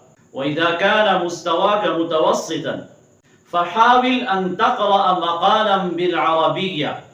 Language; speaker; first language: Arabic; non-native, fluent; Urdu